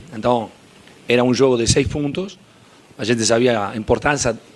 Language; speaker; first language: Portuguese; non-native, fluent; Spanish